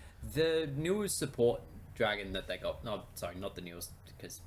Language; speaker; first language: English; native; English